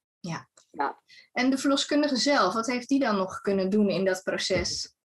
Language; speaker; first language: Dutch; native; Dutch